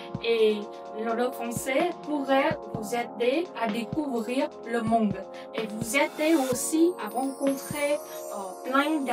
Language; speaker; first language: French; non-native, fluent; Vietnamese